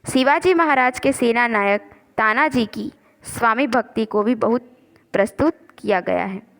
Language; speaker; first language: Hindi; non-native, local second language; Gujarati